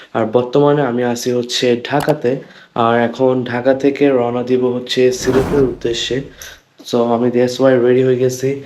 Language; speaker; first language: Bangla; early bilingual, heritage; Bangla